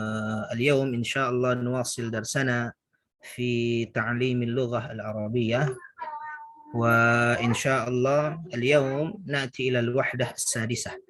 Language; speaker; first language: Arabic; non-native, fluent; Indonesian